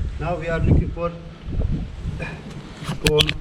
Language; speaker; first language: English; non-native, learner; Turkish